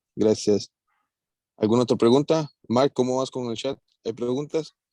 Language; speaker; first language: Spanish; native; Spanish